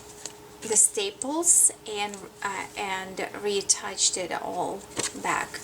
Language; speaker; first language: English; non-native, fluent; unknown